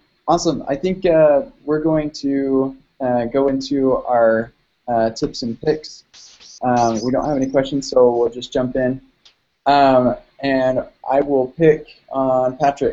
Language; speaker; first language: English; native; English